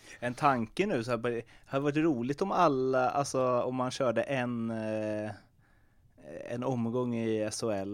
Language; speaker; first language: Swedish; native; Swedish